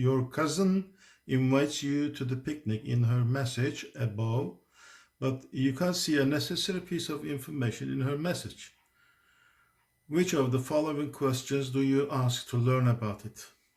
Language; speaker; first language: English; non-native, fluent; Turkish